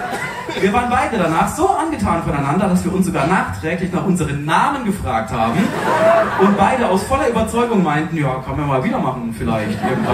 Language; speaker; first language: German; native; German